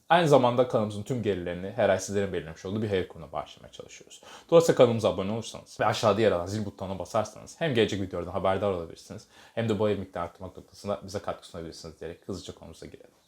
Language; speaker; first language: Turkish; native; Turkish